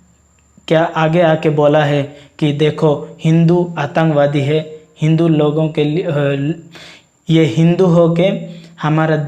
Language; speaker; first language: Hindi; non-native, local second language; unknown